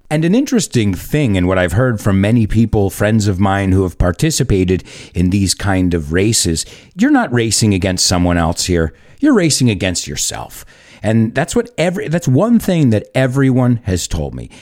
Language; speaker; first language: English; native; English